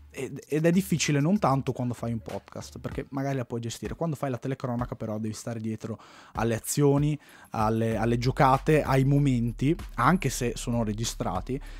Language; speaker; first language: Italian; native; Italian